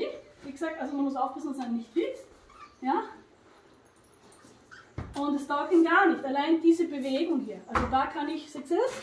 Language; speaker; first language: German; native; German